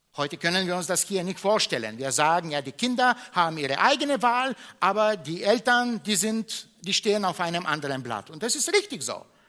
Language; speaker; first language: German; non-native, fluent; Bulgarian